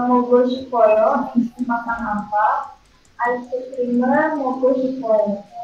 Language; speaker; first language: Korean; non-native, learner; Indonesian